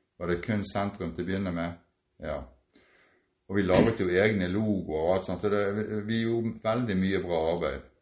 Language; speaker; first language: Norwegian; native; Norwegian